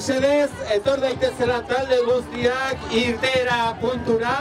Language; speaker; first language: Basque; native; Basque